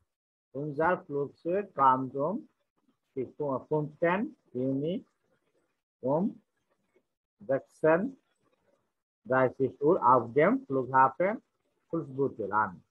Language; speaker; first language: German; non-native, fluent; Bangla